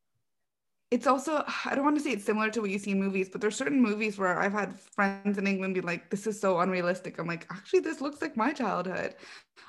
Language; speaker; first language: English; native; English